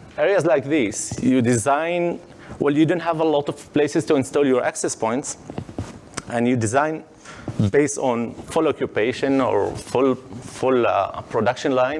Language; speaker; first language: English; non-native, fluent; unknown